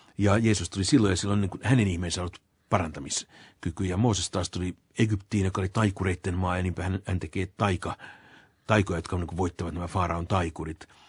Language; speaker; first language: Finnish; native; Finnish